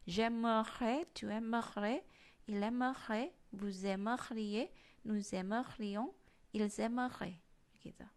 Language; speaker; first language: French; non-native, fluent; Indonesian